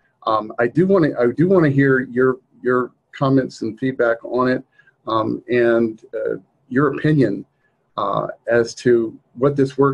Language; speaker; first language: English; native; English